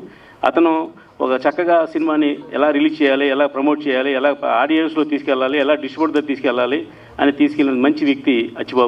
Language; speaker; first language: Telugu; native; Telugu